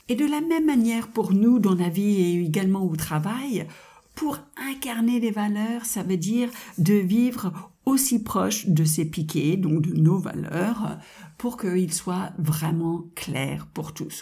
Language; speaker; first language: French; non-native, fluent; English